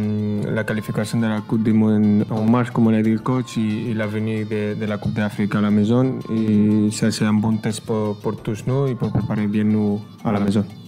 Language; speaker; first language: French; non-native, fluent; Spanish